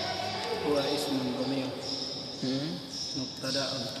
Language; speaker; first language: Arabic; non-native, learner; Indonesian